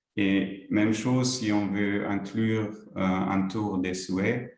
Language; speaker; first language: French; non-native, local second language; Luxembourgish